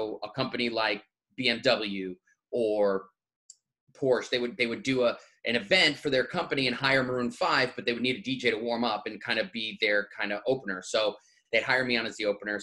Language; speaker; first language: English; native; English